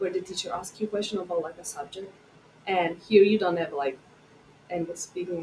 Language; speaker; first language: English; non-native, fluent; Italian